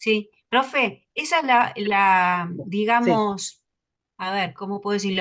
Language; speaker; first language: Spanish; native; Spanish